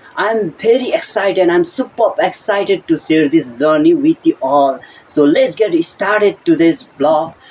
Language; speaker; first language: English; non-native, local second language; Nepali